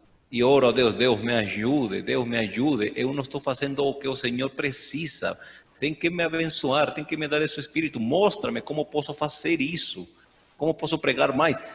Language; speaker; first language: Portuguese; non-native, fluent; Spanish